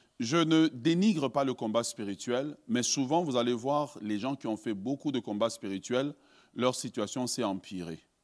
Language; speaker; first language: French; early bilingual, other home language; Lingala